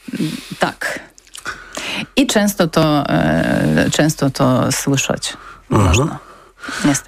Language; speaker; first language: Polish; non-native, learner; Ukrainian